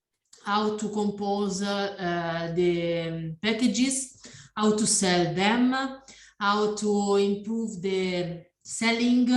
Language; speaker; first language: English; non-native, learner; Italian